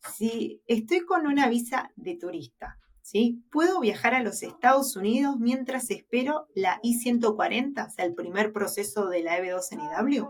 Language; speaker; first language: Spanish; native; Spanish